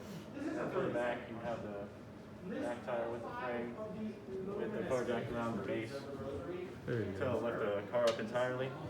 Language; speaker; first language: English; native; English